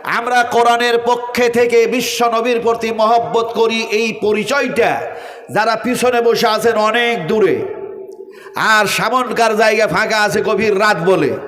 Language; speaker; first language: Bangla; non-native, local second language; Urdu